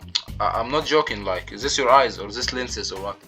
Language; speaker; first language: English; non-native, learner; Arabic